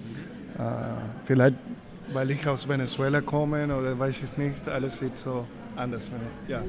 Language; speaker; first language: German; non-native, fluent; Spanish